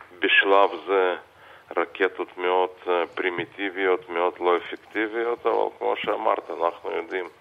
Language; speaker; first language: Hebrew; non-native, fluent; Russian